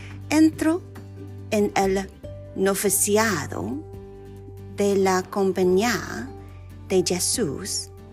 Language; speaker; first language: Spanish; non-native, learner; English